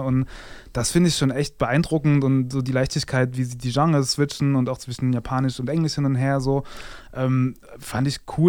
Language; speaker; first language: German; native; German